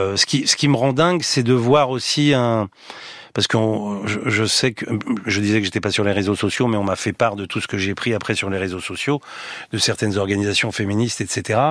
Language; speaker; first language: French; native; French